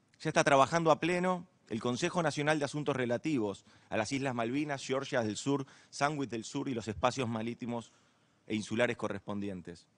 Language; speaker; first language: Spanish; native; Spanish